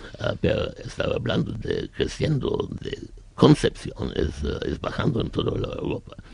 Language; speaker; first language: Spanish; non-native, learner; German